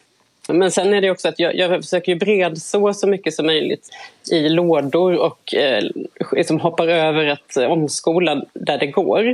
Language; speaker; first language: Swedish; native; Swedish